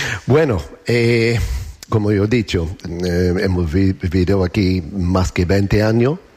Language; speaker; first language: Spanish; non-native, learner; English